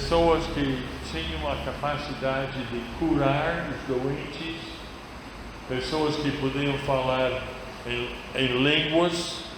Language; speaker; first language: Portuguese; non-native, fluent; English